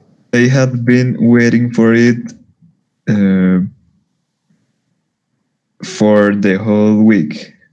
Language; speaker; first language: English; non-native, learner; Spanish